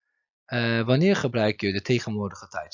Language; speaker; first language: Dutch; non-native, fluent; Turkish